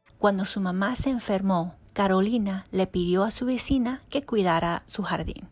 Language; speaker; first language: Spanish; non-native, fluent; English